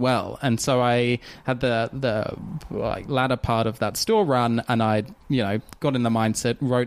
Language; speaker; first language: English; native; English